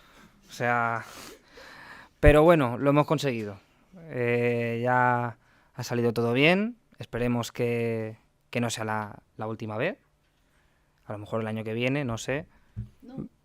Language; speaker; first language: Spanish; native; Spanish